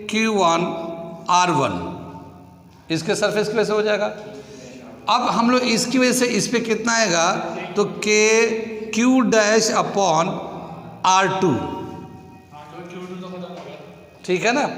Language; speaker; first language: Hindi; native; Hindi